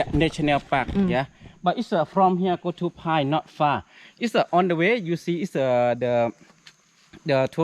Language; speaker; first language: English; non-native, learner; Thai